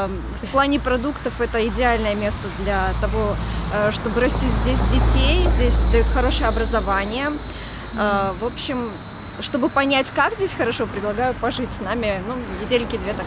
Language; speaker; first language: Russian; native; Russian